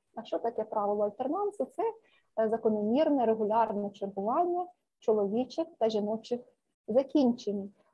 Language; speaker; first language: Ukrainian; native; Ukrainian